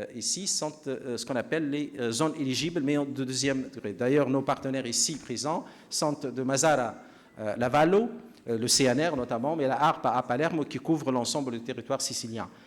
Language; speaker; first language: French; non-native, local second language; Arabic